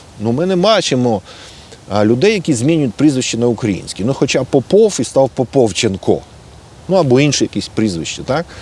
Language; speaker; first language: Ukrainian; native; Ukrainian